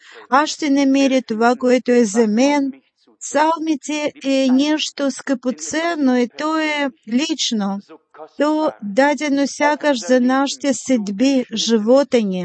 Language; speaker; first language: Bulgarian; non-native, fluent; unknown